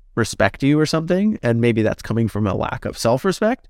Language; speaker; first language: English; native; English